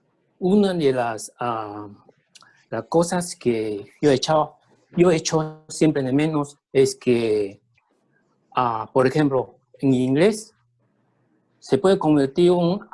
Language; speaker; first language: Spanish; early bilingual, other home language; Chinese